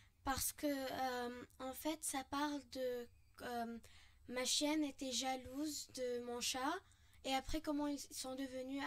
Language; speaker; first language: French; non-native, local second language; Arabic